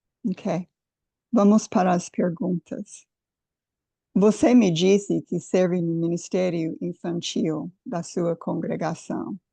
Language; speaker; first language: Portuguese; non-native, fluent; English